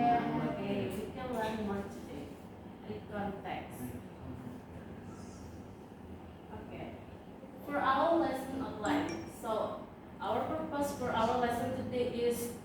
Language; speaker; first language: English; non-native, learner; Indonesian